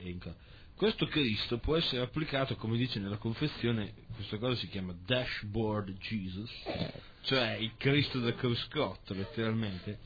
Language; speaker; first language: Italian; native; Italian